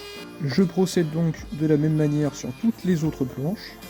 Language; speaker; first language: French; native; French